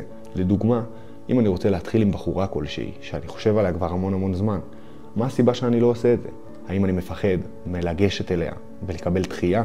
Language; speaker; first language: Hebrew; native; Hebrew